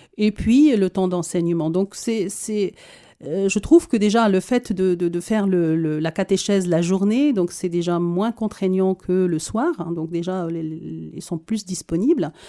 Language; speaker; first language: French; early bilingual, other home language; Arabic